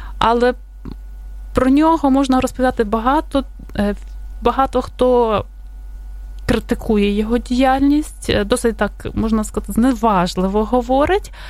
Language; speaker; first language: Ukrainian; native; Ukrainian